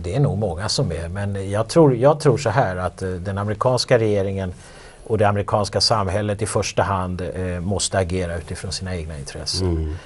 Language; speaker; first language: Swedish; native; Swedish